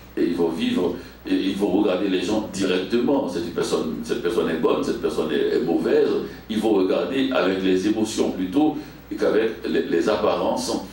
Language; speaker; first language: French; non-native, local second language; Haitian Creole